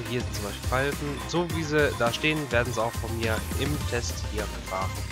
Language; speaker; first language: German; native; German